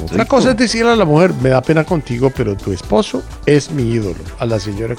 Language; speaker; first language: Spanish; native; Spanish